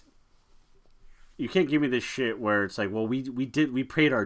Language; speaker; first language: English; native; English